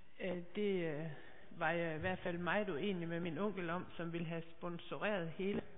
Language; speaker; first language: Danish; native; Danish